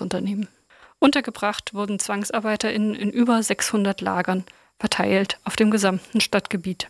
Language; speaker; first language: German; native; German